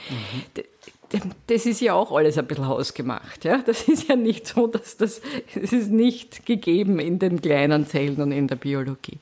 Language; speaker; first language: German; native; German